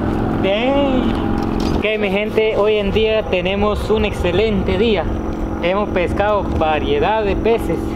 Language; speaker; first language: Spanish; early bilingual, heritage; Spanish